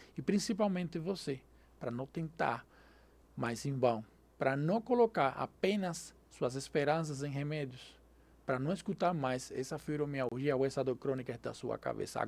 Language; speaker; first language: Portuguese; non-native, fluent; Spanish